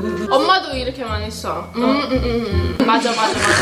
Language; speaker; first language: Korean; early bilingual, heritage; English